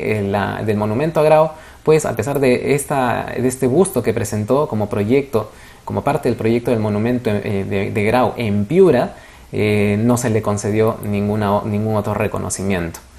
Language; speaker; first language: Spanish; native; Spanish